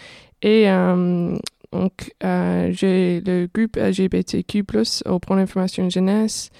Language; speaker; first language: French; non-native, fluent; English